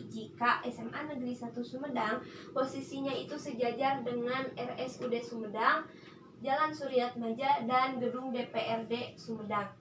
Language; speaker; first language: Indonesian; native; Indonesian